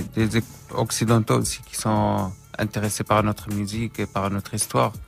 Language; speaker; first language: French; non-native, fluent; Arabic